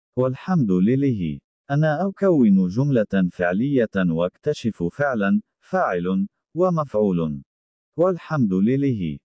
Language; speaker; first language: Arabic; non-native, learner; Bangla